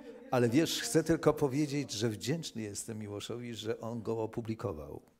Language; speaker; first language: Polish; native; Polish